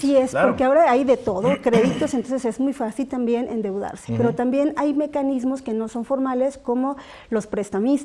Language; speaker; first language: Spanish; native; Spanish